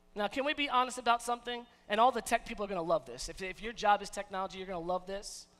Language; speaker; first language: English; native; English